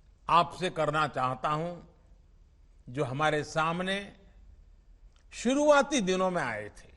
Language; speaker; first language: Hindi; non-native, local second language; Gujarati